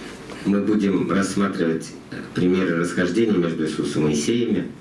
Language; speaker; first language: Russian; native; Russian